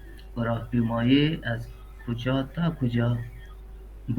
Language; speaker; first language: Persian; non-native, learner; Urdu